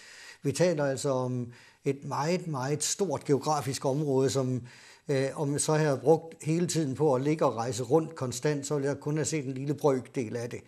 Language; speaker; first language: Danish; native; Danish